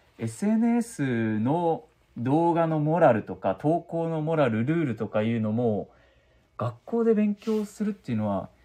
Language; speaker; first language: Japanese; native; Japanese